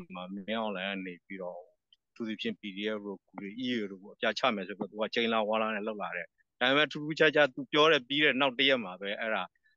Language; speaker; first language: Burmese; non-native, local second language; S'gaw Karen